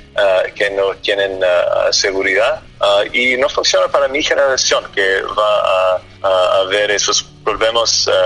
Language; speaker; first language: Spanish; non-native, learner; English